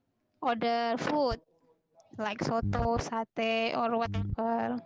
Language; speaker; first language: English; non-native, learner; Indonesian